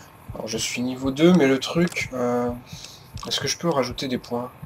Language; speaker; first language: French; native; French